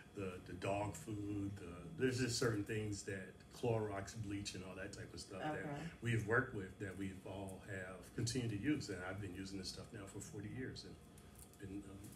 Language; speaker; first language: English; native; English